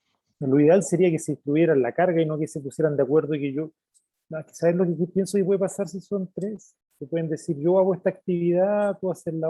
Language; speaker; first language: Spanish; native; Spanish